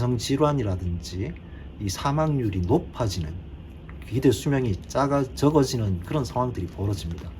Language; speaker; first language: Korean; native; Korean